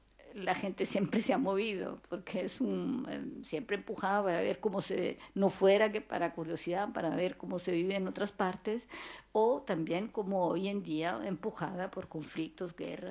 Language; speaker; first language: Spanish; non-native, fluent; Italian